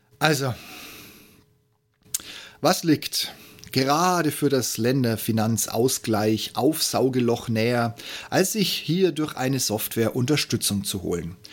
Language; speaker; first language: German; native; German